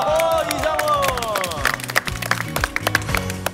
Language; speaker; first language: Korean; native; Korean